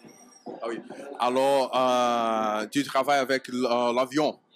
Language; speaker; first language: French; non-native, fluent; Portuguese